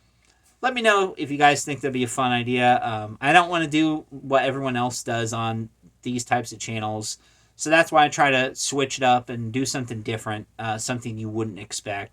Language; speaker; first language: English; native; English